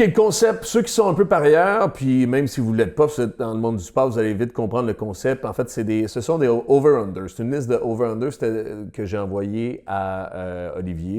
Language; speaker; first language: French; native; French